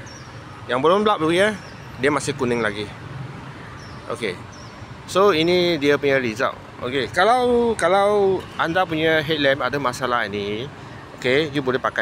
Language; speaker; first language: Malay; non-native, local second language; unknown